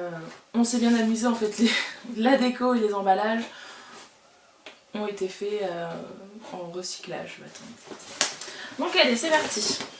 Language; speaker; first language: French; native; French